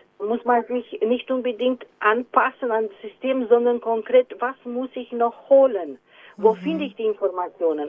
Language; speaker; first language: German; non-native, fluent; Romanian